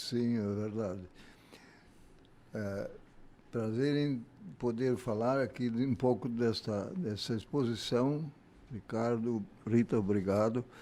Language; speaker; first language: Portuguese; early bilingual, other home language; German